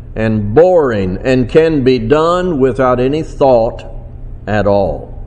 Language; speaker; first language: English; native; English